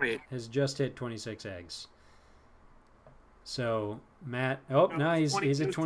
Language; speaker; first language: English; native; English